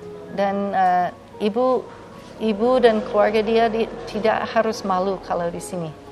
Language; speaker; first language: Indonesian; non-native, fluent; English